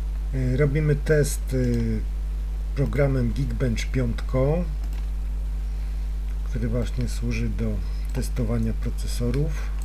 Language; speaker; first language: Polish; native; Polish